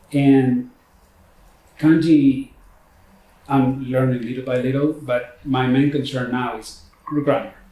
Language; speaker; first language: English; non-native, fluent; Spanish